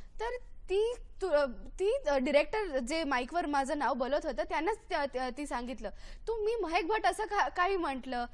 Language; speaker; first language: Marathi; non-native, local second language; Gujarati